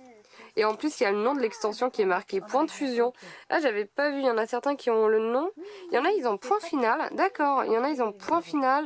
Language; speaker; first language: French; native; French